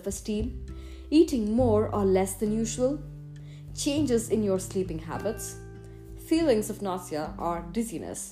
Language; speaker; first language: English; non-native, local second language; Tamil